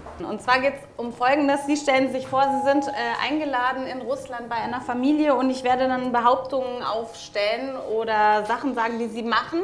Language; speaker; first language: German; native; German